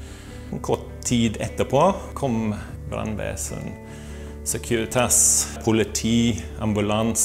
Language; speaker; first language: Norwegian; non-native, fluent; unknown